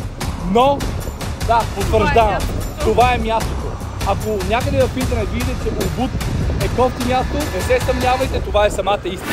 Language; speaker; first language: Bulgarian; native; Bulgarian